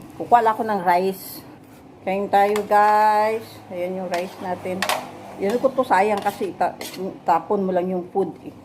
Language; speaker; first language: Filipino; non-native, local second language; Cebuano